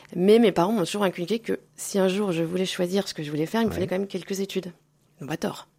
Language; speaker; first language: French; native; French